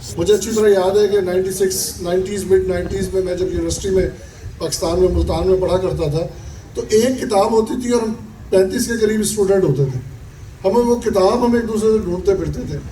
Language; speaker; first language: Urdu; non-native, local second language; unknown